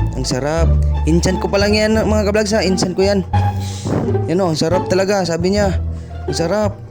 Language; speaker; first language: Filipino; non-native, local second language; Cebuano